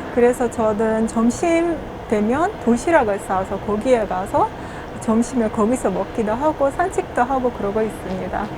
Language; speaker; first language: Korean; non-native, fluent; Azerbaijani